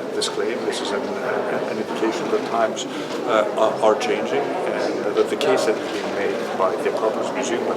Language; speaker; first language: English; non-native, fluent; Greek